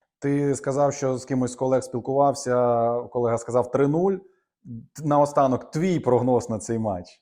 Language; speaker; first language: Ukrainian; native; Ukrainian